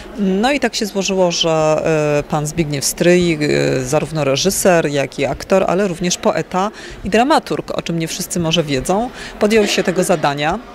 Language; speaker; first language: Polish; native; Polish